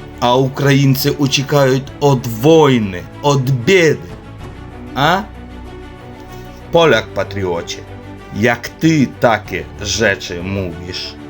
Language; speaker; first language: Polish; non-native, learner; Ukrainian